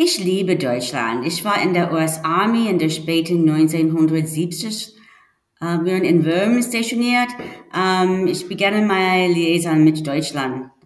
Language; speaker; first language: German; non-native, learner; English